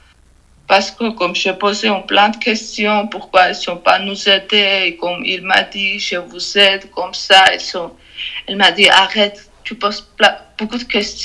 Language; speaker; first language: French; non-native, learner; Georgian